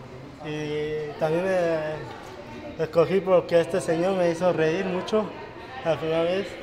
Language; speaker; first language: Spanish; early bilingual, other home language; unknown